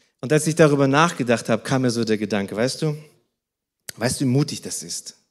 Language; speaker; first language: German; early bilingual, other home language; Russian